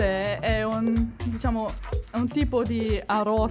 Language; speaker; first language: Italian; non-native, fluent; German